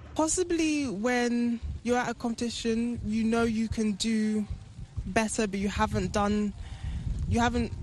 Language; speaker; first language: English; native; English